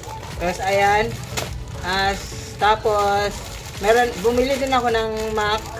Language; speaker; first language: Filipino; native; Filipino